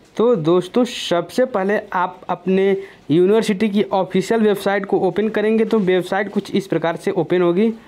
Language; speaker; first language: Hindi; native; Hindi